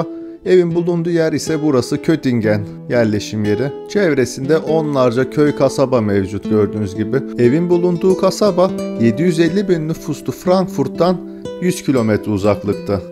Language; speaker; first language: Turkish; native; Turkish